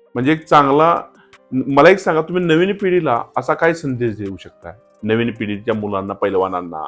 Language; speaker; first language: Marathi; native; Marathi